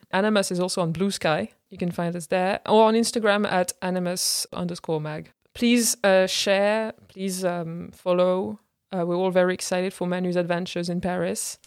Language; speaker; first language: English; non-native, fluent; French